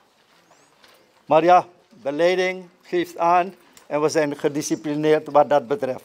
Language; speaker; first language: Dutch; native; Dutch